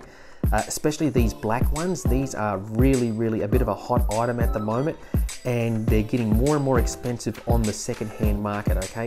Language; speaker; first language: English; native; English